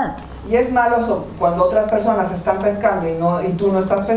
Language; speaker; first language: Spanish; native; Spanish